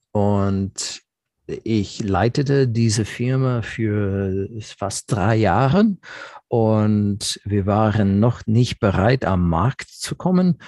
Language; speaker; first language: German; non-native, fluent; English